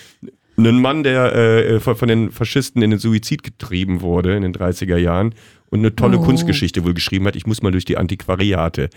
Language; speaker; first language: German; native; German